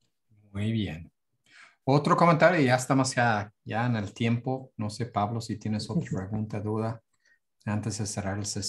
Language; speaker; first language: Spanish; non-native, fluent; English